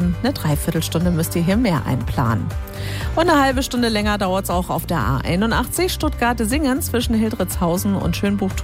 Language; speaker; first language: German; native; German